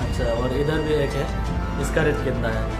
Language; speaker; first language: Hindi; non-native, learner; Bangla